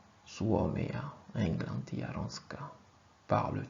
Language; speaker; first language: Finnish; non-native, fluent; French